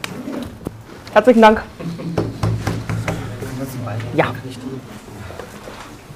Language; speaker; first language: German; native; German